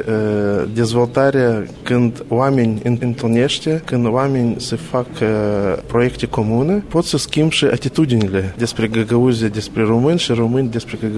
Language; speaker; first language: Romanian; non-native, learner; Gagauz